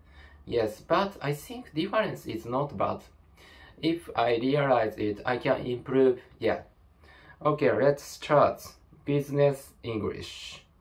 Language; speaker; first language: English; non-native, learner; Japanese